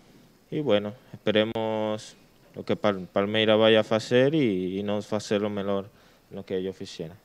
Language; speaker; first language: Portuguese; non-native, learner; Spanish